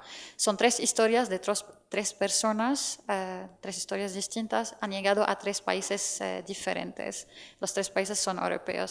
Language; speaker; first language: Spanish; non-native, fluent; Arabic